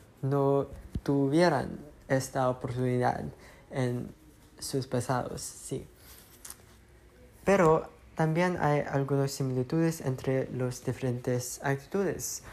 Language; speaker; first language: Spanish; non-native, learner; English